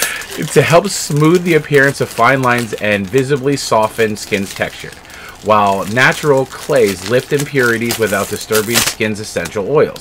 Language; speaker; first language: English; native; English